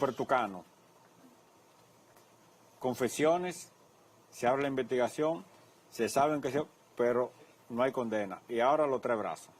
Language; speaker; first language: Spanish; native; Spanish